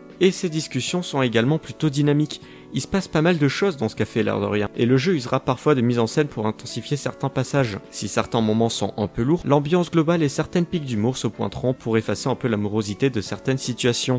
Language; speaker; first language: French; native; French